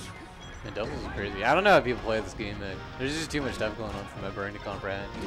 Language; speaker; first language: English; native; English